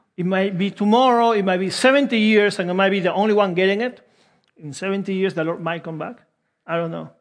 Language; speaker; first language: English; non-native, fluent; Spanish